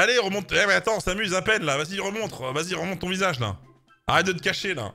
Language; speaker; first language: French; native; French